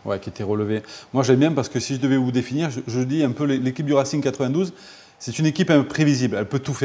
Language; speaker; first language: French; native; French